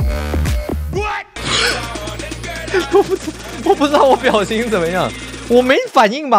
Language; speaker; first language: Chinese; native; Chinese